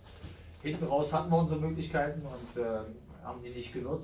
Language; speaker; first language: German; native; German